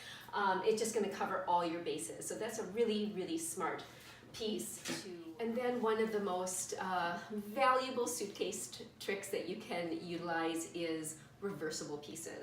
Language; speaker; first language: English; native; English